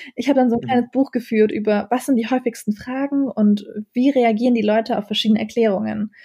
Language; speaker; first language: German; early bilingual, other home language; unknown